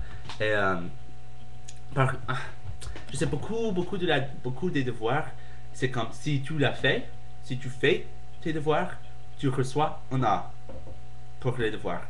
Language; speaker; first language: French; non-native, fluent; English